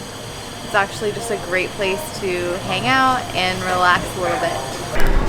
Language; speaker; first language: English; native; English